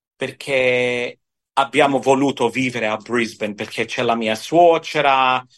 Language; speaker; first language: Italian; early bilingual, heritage; Italian